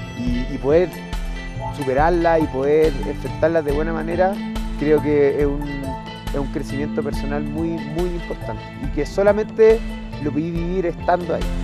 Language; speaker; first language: Spanish; native; Spanish